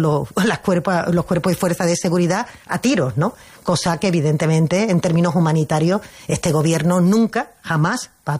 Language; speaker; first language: Spanish; native; Spanish